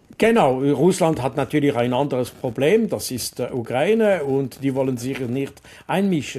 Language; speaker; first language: German; non-native, local second language; French